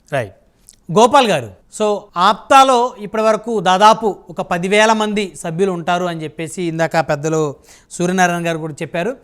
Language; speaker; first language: Telugu; native; Telugu